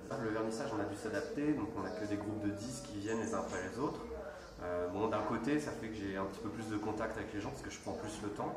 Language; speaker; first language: French; native; French